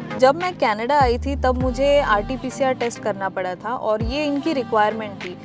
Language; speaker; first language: Hindi; native; Hindi